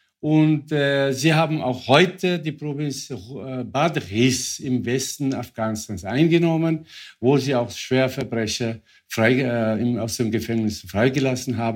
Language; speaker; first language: German; non-native, fluent; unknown